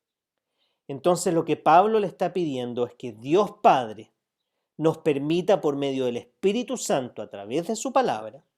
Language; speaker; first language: Spanish; native; Spanish